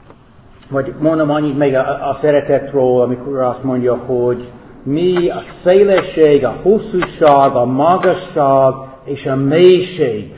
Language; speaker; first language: Hungarian; non-native, fluent; English